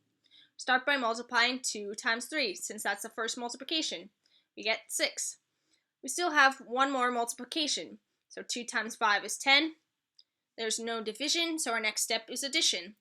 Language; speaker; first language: English; native; English